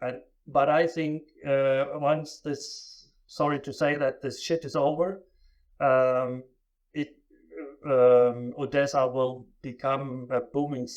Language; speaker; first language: English; non-native, fluent; German